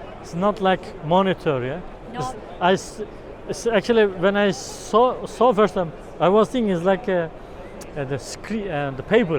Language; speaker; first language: English; non-native, learner; Turkish